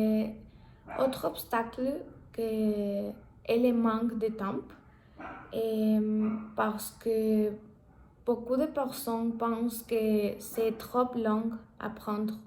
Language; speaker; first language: French; non-native, learner; Spanish